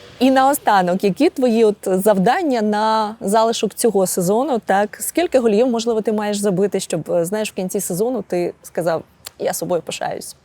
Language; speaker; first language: Ukrainian; native; Ukrainian